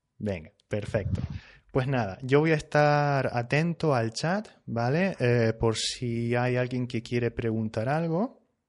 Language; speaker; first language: Spanish; native; Spanish